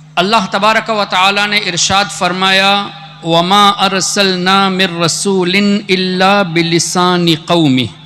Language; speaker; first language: Urdu; non-native, fluent; Memoni